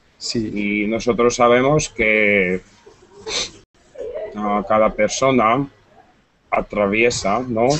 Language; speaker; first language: Spanish; non-native, learner; Russian